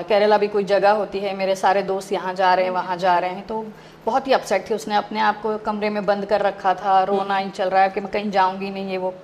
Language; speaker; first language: Hindi; non-native, local second language; Gujarati